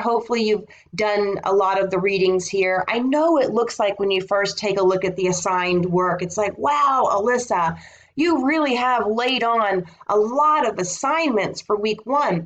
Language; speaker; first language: English; native; English